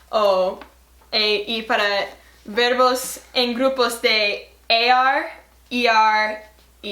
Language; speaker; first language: Spanish; non-native, learner; English